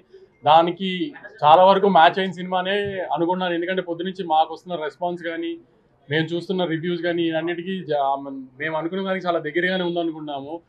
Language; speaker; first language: Telugu; native; Telugu